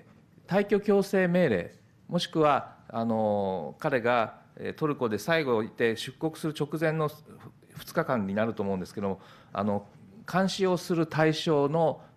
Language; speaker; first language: Japanese; native; Japanese